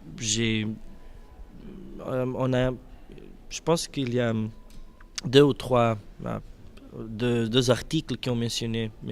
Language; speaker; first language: French; non-native, fluent; Portuguese